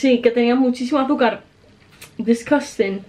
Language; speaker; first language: Spanish; native; Spanish